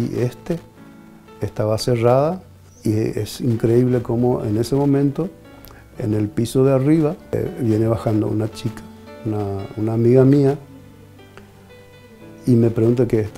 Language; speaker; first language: Spanish; native; Spanish